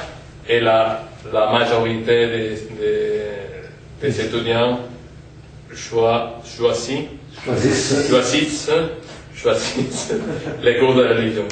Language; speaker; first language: French; non-native, fluent; Spanish